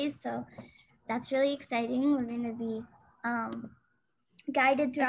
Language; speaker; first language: English; native; English